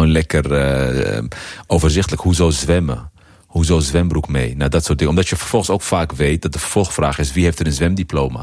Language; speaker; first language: Dutch; early bilingual, other home language; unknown